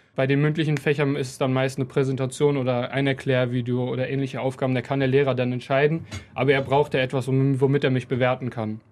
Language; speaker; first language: German; native; German